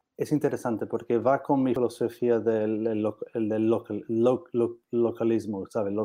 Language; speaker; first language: Spanish; non-native, learner; English